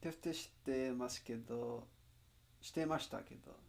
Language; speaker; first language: Japanese; non-native, learner; English